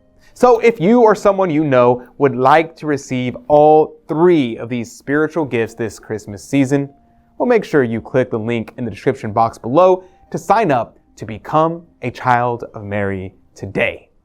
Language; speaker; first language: English; native; English